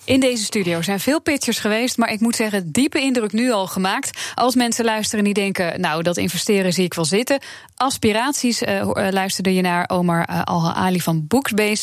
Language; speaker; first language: Dutch; native; Dutch